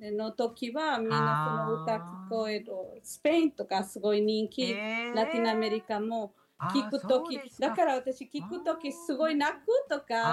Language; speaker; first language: Japanese; non-native, learner; Spanish